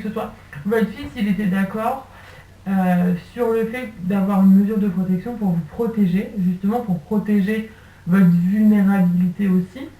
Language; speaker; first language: French; native; French